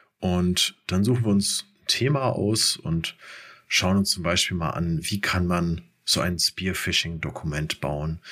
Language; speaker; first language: German; native; German